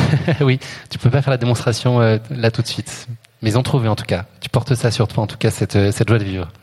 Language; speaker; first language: French; native; French